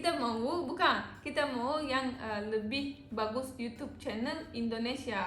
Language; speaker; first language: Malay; non-native, learner; Turkish